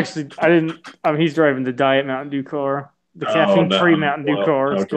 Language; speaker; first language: English; native; English